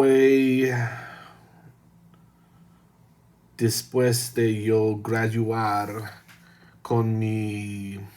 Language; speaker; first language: Spanish; non-native, learner; English